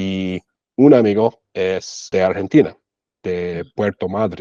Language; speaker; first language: Spanish; non-native, learner; English